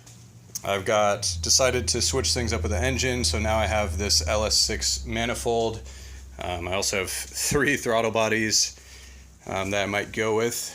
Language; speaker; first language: English; native; English